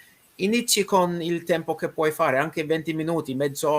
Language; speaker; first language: Italian; non-native, learner; English